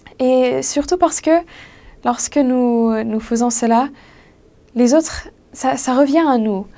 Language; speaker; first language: French; non-native, fluent; English